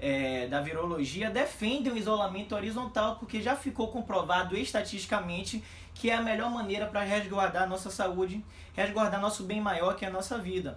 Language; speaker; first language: Portuguese; native; Portuguese